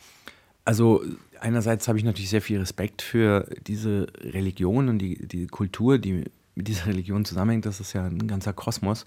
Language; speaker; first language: German; native; German